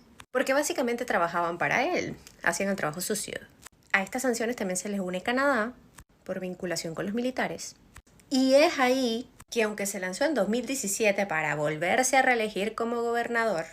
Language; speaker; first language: Spanish; native; Spanish